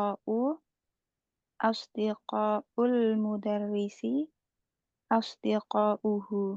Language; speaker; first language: Arabic; non-native, learner; Indonesian